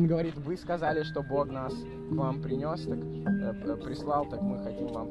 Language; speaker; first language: Russian; early bilingual, other home language; English